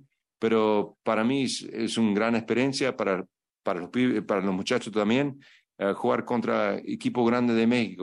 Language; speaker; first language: Spanish; non-native, fluent; English